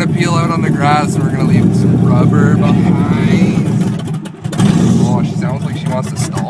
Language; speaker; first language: English; native; English